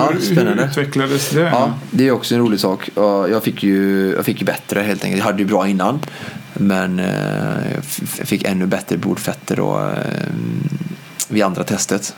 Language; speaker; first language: Swedish; native; Swedish